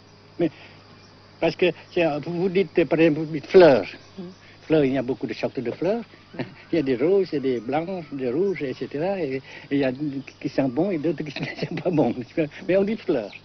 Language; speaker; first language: French; non-native, fluent; Vietnamese